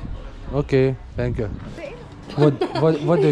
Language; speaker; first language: English; non-native, learner; Lithuanian